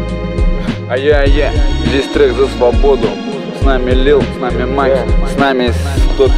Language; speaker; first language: Russian; native; Russian